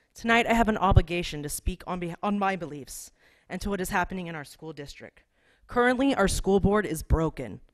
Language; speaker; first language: English; native; English